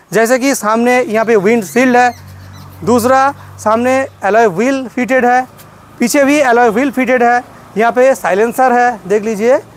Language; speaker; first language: Hindi; non-native, local second language; Bangla